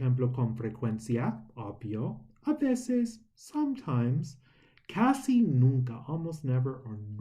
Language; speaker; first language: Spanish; non-native, fluent; English